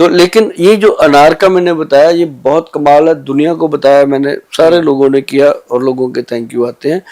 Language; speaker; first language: Hindi; native; Hindi